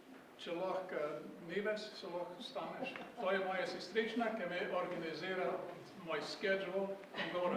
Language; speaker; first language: Slovenian; early bilingual, heritage; Slovenian